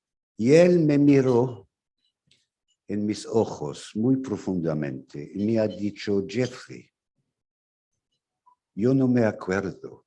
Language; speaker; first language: Spanish; non-native, fluent; English